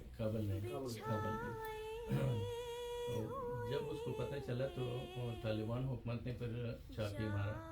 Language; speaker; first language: Hindi; non-native, fluent; Pashto